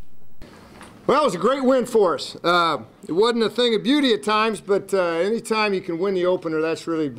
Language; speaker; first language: English; native; English